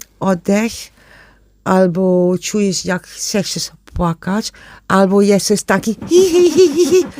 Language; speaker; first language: Polish; non-native, learner; German